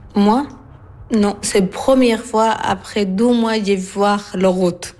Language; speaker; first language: French; non-native, learner; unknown